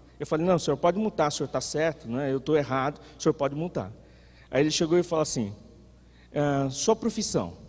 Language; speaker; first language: Portuguese; native; Portuguese